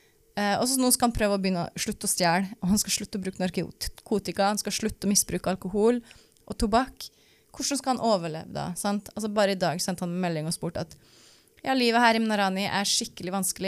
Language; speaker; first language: Norwegian; native; Norwegian